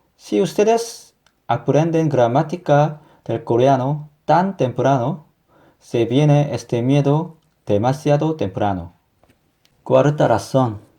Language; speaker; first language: Spanish; non-native, fluent; Korean